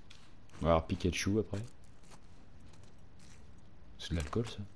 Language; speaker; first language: French; native; French